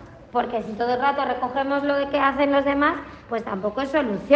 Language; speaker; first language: Spanish; native; Spanish